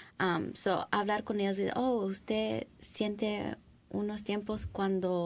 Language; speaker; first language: Spanish; early bilingual, heritage; English